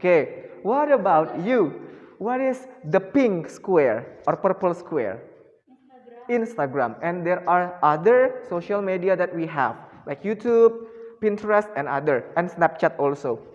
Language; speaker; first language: English; non-native, fluent; Indonesian